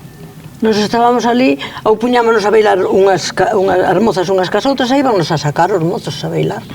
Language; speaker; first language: Galician; native; Galician